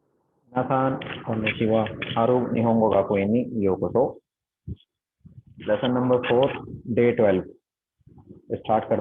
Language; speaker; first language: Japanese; non-native, fluent; Urdu